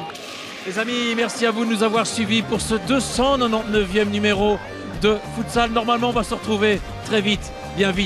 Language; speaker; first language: French; native; French